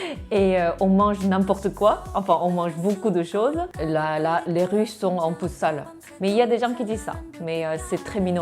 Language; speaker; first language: French; non-native, fluent; Korean